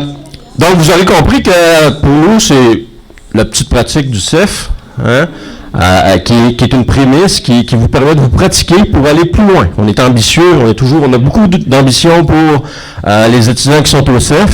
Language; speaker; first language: French; native; French